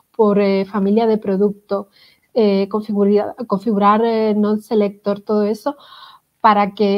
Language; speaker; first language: Spanish; native; Spanish